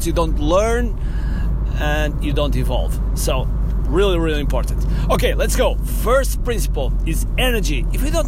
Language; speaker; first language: English; non-native, fluent; Portuguese